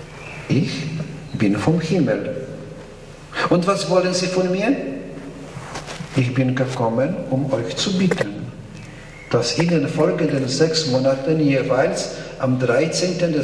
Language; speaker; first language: German; non-native, fluent; Polish